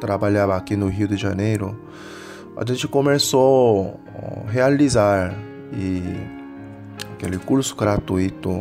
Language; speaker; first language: Portuguese; non-native, fluent; Korean